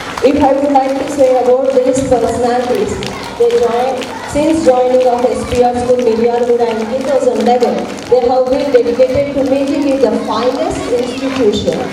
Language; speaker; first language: English; non-native, local second language; Telugu